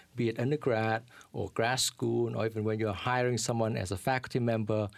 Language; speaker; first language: English; early bilingual, other home language; Vietnamese